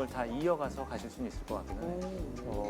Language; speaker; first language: Korean; native; Korean